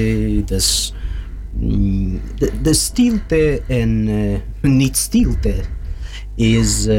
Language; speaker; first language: Dutch; non-native, learner; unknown